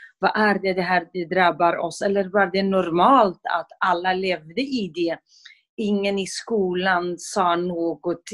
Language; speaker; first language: Swedish; non-native, fluent; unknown